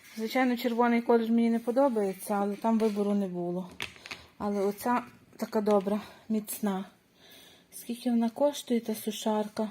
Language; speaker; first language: Ukrainian; native; Ukrainian